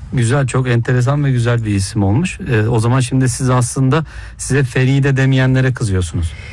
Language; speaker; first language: Turkish; native; Turkish